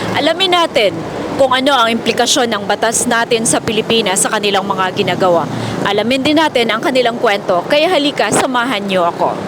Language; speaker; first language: Filipino; native; Filipino